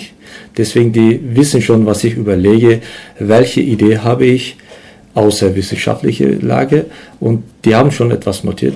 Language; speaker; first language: German; non-native, learner; Turkish